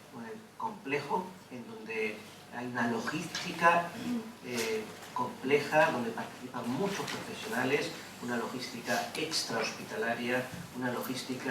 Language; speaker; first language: Spanish; native; Spanish